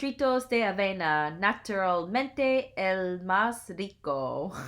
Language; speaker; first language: Spanish; non-native, learner; English